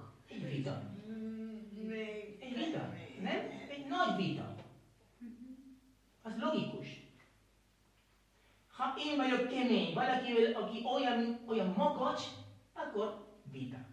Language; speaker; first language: Hungarian; non-native, learner; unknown